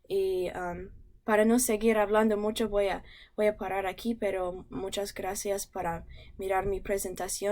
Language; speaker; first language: Spanish; non-native, learner; English